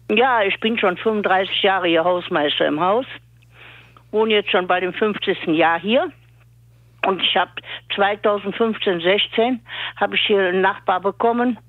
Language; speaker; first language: German; native; German